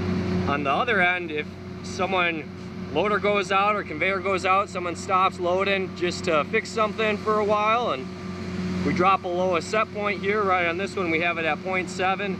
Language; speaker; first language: English; native; English